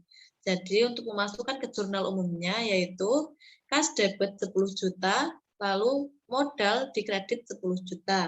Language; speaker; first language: Indonesian; native; Indonesian